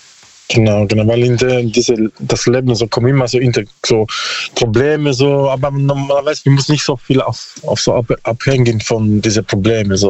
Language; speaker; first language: German; non-native, learner; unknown